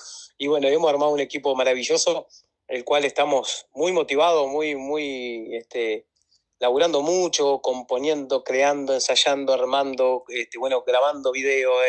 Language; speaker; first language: Spanish; native; Spanish